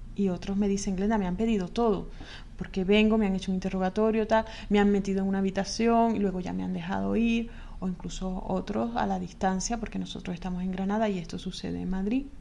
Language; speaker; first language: Spanish; native; Spanish